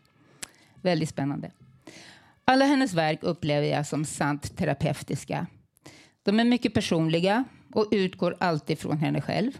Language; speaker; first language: Swedish; native; Swedish